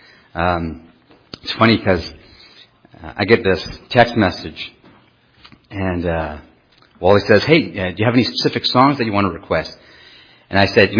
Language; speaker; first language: English; non-native, fluent; French